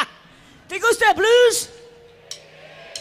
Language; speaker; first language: Spanish; non-native, learner; English